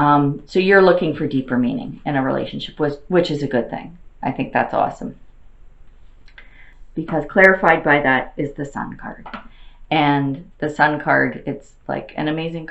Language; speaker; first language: English; native; English